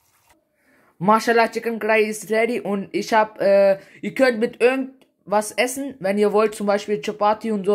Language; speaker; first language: German; early bilingual, other home language; Urdu